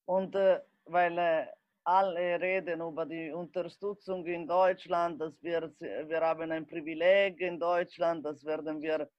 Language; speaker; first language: German; non-native, fluent; Italian